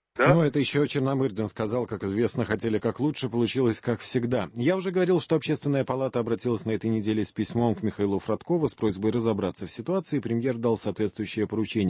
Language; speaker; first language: Russian; native; Russian